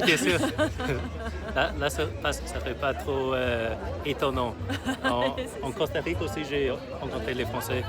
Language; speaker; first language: French; non-native, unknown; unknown